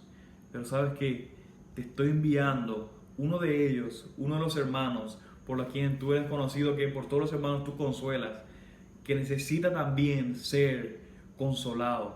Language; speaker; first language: Spanish; native; Spanish